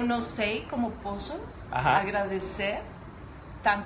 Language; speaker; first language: Portuguese; non-native, learner; Spanish